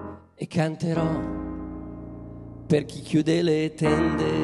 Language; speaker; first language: Italian; native; Italian